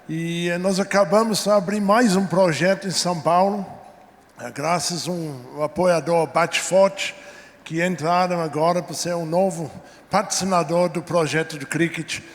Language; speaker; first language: Portuguese; non-native, fluent; English